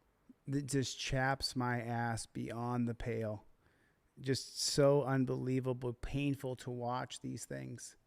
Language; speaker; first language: English; native; English